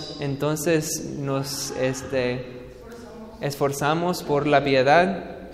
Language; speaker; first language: Spanish; non-native, fluent; English